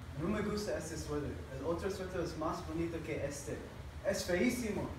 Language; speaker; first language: Spanish; non-native, learner; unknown